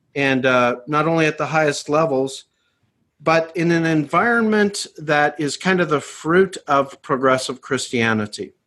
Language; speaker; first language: English; native; English